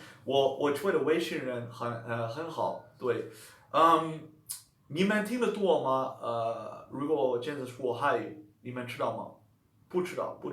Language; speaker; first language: Chinese; non-native, learner; Dutch